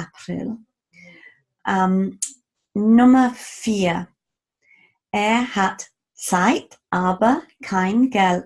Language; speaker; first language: German; non-native, fluent; English